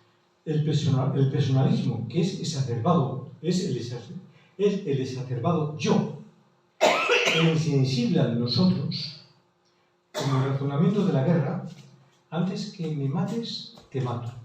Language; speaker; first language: Spanish; native; Spanish